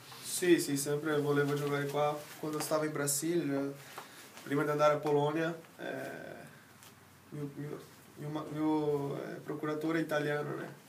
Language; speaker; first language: Italian; non-native, learner; Portuguese